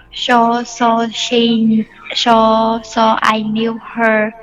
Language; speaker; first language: English; non-native, learner; Vietnamese